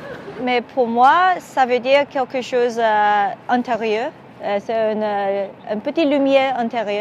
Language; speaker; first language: French; non-native, learner; Cantonese